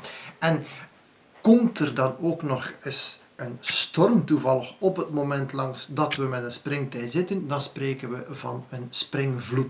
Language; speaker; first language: Dutch; native; Dutch